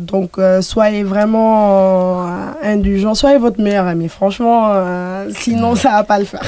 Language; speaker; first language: French; non-native, local second language; Wolof